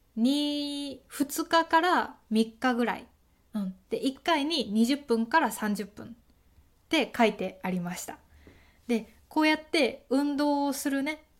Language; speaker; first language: Japanese; native; Japanese